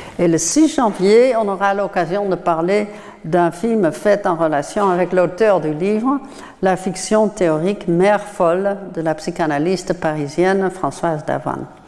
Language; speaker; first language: French; non-native, fluent; Dutch